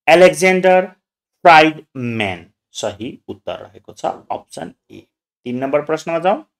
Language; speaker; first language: Nepali; non-native, local second language; Maithili